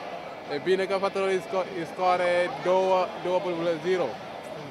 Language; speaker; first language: Romanian; non-native, learner; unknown